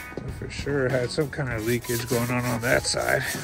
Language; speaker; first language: English; native; English